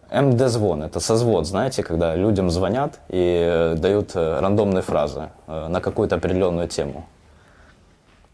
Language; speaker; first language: Russian; native; Russian